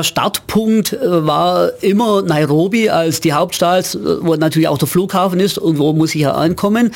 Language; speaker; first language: German; native; German